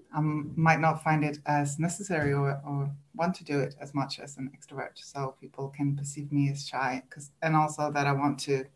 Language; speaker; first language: English; non-native, fluent; Swedish